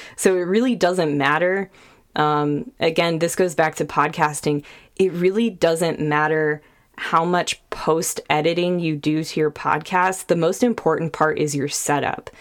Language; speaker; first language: English; native; English